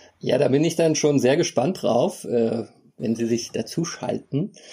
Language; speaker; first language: German; native; German